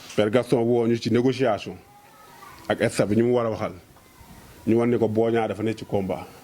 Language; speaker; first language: Wolof; native; Wolof